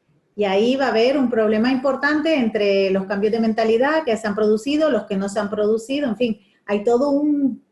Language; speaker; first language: Spanish; native; Spanish